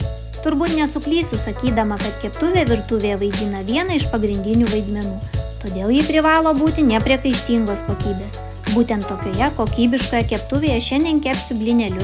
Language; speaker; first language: Lithuanian; native; Lithuanian